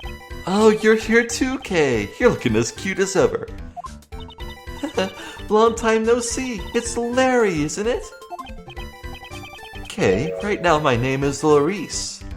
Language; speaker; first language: English; native; English